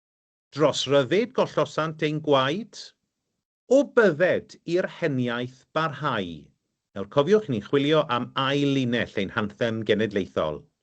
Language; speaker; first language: Welsh; native; Welsh